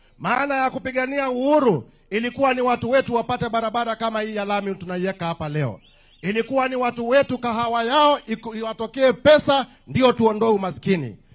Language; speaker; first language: Swahili; non-native, local second language; Kamba